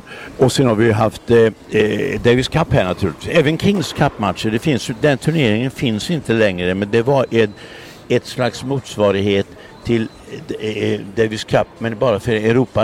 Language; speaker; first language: Swedish; native; Swedish